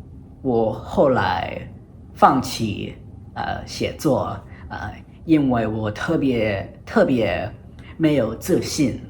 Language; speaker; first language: Chinese; non-native, fluent; English